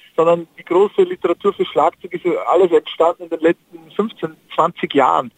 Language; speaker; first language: German; native; German